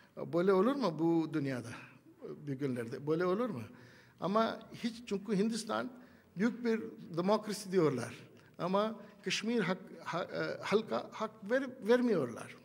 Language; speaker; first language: Turkish; non-native, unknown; Urdu